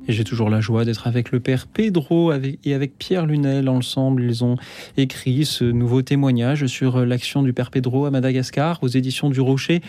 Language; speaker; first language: French; native; French